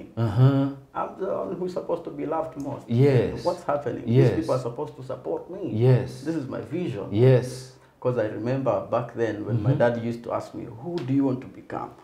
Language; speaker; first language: English; non-native, local second language; Nyanja